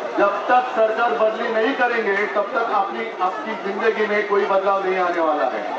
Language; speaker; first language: Hindi; non-native, local second language; Marathi